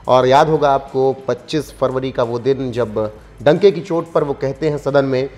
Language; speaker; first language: Hindi; native; Hindi